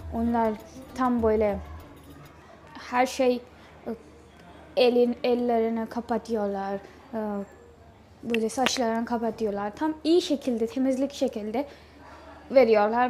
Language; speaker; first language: Turkish; non-native, learner; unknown